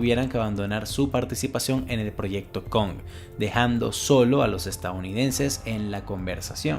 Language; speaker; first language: Spanish; native; Spanish